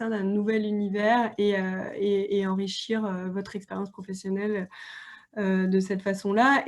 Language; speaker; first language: French; native; French